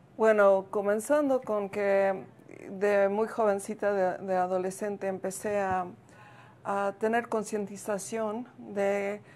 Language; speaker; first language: Spanish; early bilingual, heritage; Spanish